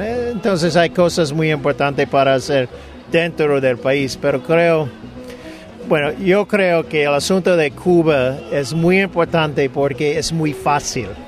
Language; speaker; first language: Spanish; non-native, fluent; English